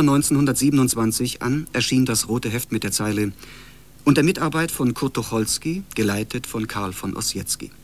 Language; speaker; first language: German; native; German